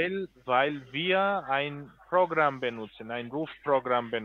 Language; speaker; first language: German; non-native, learner; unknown